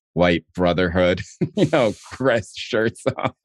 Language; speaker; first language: English; native; English